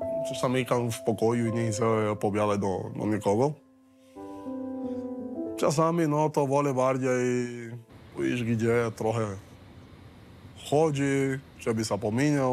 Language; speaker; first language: Polish; non-native, learner; Spanish